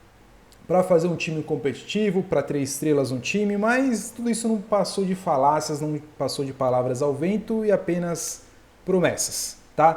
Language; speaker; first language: Portuguese; native; Portuguese